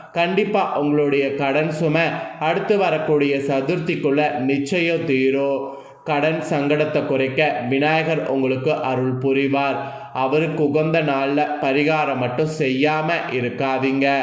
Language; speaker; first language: Tamil; native; Tamil